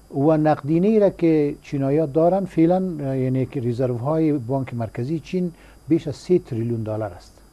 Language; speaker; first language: Persian; native; Persian